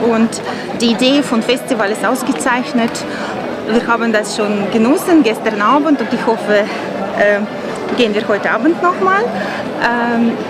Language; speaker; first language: German; non-native, learner; Russian